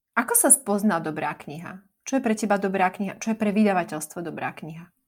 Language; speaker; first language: Slovak; native; Slovak